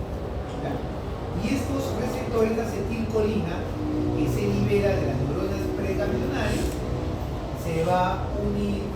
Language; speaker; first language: Spanish; native; Spanish